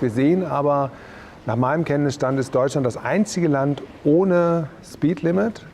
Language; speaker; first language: German; native; German